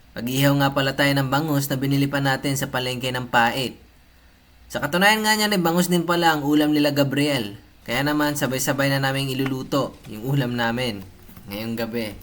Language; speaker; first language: Filipino; non-native, local second language; Cebuano